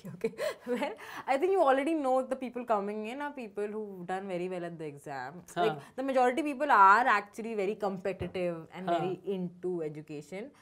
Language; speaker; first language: English; non-native, local second language; Hindi